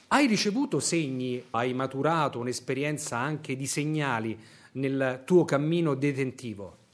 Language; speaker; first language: Italian; native; Italian